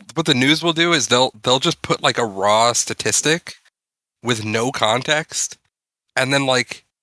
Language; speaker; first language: English; native; English